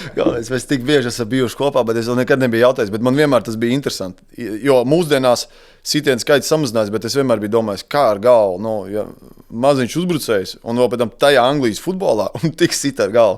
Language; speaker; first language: Latvian; native; Latvian